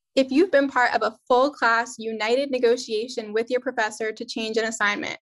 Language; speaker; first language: English; native; English